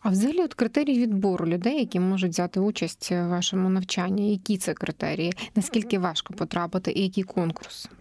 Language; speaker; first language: Ukrainian; native; Ukrainian